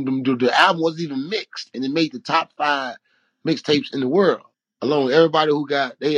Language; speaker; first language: English; native; English